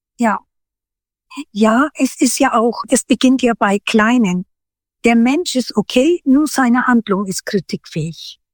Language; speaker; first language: German; early bilingual, other home language; Turkish